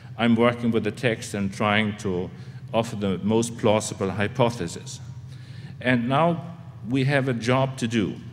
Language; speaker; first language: English; non-native, fluent; German